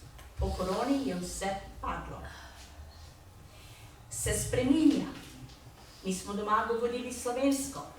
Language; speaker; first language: Slovenian; early bilingual, heritage; Slovenian